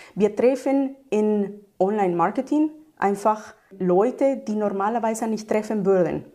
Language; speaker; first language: German; non-native, fluent; Spanish